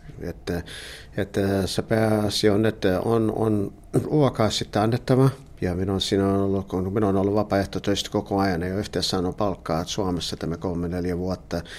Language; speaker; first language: Finnish; early bilingual, heritage; English